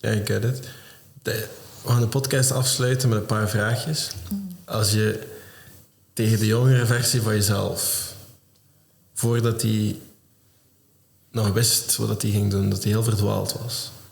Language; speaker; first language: Dutch; native; Dutch